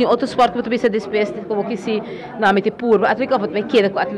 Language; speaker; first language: Portuguese; non-native, learner; Papiamento